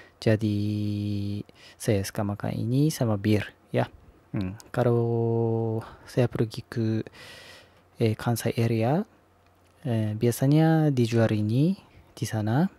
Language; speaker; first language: Indonesian; non-native, learner; Japanese